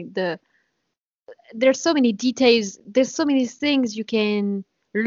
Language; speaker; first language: English; non-native, fluent; French